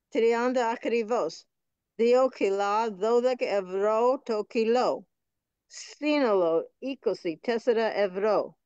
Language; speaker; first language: Greek; non-native, learner; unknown